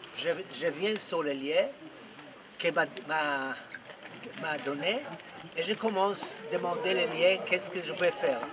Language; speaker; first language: French; non-native, fluent; Hebrew